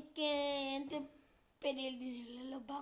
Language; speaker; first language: Spanish; early bilingual, other home language; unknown